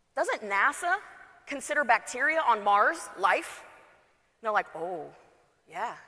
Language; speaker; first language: English; native; English